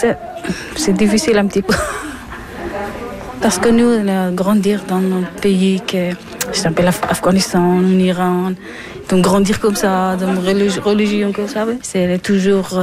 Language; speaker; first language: French; non-native, learner; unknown